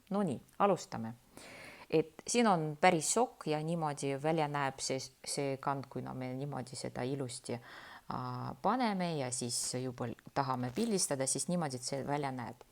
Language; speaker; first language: Estonian; non-native, fluent; Ukrainian